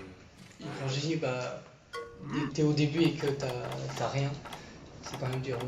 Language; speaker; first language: French; native; French